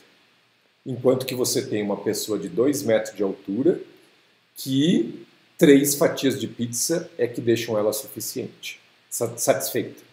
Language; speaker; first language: Portuguese; native; Portuguese